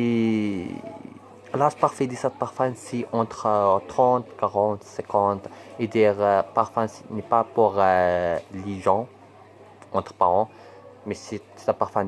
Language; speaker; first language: French; non-native, learner; Arabic